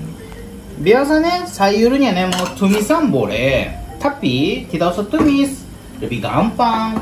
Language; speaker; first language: Indonesian; non-native, learner; Japanese